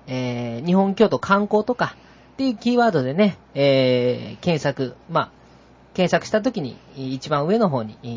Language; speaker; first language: Japanese; native; Japanese